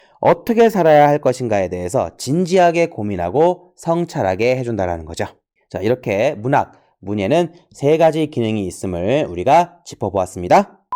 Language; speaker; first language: Korean; native; Korean